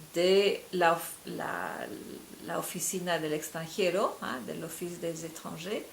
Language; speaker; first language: Spanish; non-native, fluent; French